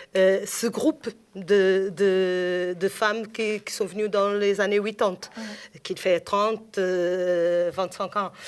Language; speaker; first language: French; non-native, fluent; Portuguese